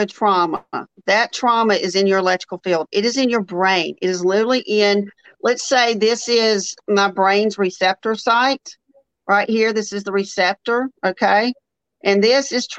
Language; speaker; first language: English; native; English